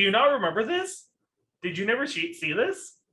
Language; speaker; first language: English; native; English